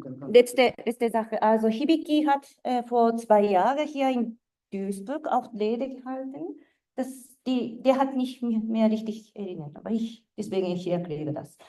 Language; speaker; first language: German; non-native, fluent; Japanese